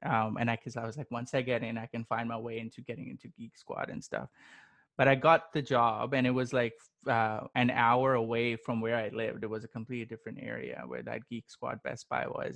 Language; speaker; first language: English; non-native, local second language; Urdu